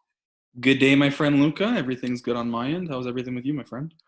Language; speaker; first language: English; native; English